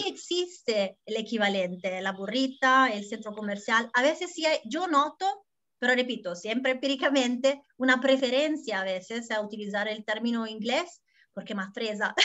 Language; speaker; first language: Spanish; non-native, fluent; Italian